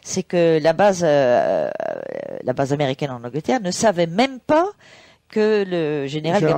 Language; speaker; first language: French; native; French